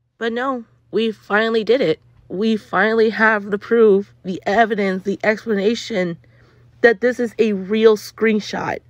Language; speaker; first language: English; native; English